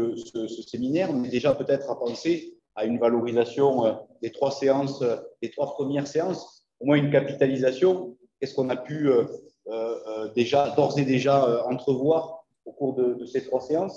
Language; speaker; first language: French; native; French